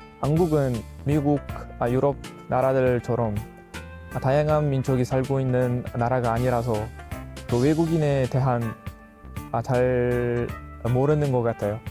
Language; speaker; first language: Korean; non-native, fluent; Uzbek